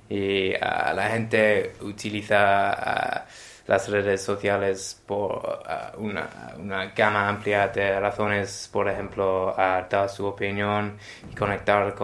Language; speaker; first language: Spanish; non-native, learner; English